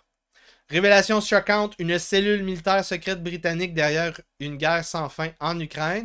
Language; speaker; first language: French; native; French